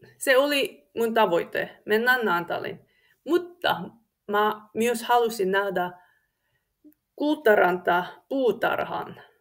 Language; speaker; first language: Finnish; non-native, learner; English